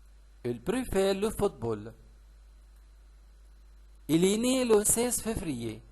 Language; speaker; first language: French; non-native, fluent; Arabic